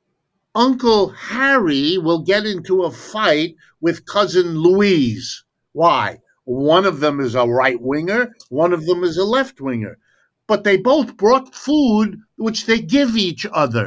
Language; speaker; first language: English; early bilingual, other home language; German